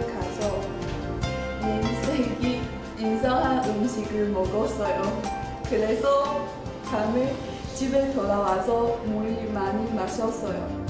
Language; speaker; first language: Korean; non-native, learner; Chinese